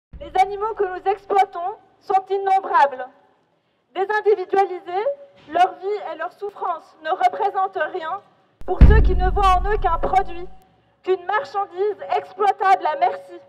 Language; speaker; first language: French; native; French